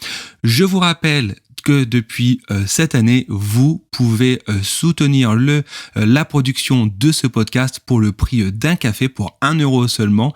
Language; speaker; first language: French; native; French